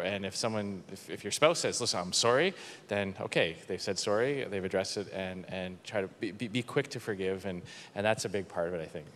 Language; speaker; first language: English; native; English